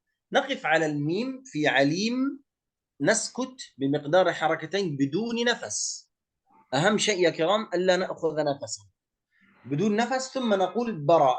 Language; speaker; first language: Arabic; native; Arabic